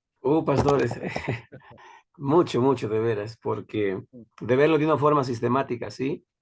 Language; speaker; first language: Spanish; native; Spanish